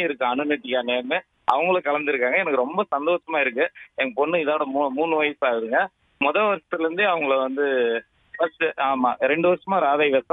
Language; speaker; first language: Tamil; native; Tamil